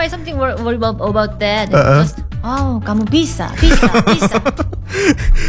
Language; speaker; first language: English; non-native, learner; Korean